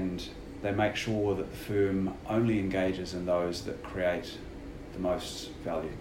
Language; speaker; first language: English; native; English